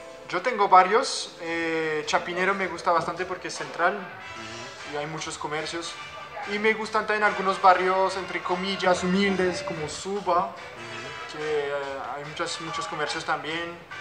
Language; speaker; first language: Spanish; non-native, fluent; French